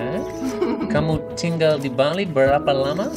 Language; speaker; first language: Indonesian; non-native, learner; English